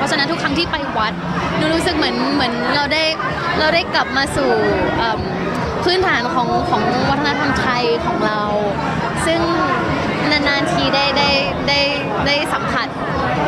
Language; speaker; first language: Thai; native; Thai